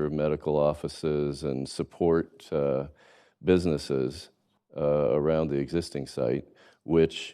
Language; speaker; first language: English; native; English